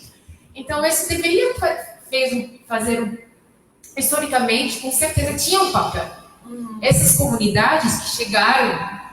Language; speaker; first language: Portuguese; non-native, fluent; Arabic